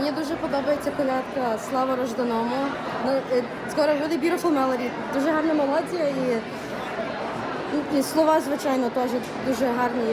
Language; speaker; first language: Ukrainian; early bilingual, heritage; Ukrainian